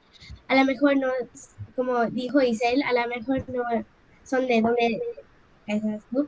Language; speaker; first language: Spanish; early bilingual, heritage; Spanish